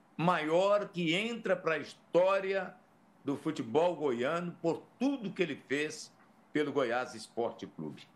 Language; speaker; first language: Portuguese; native; Portuguese